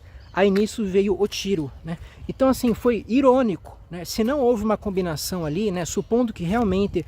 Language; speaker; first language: Portuguese; native; Portuguese